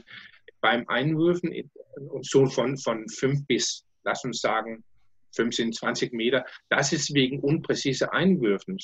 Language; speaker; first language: German; non-native, learner; Danish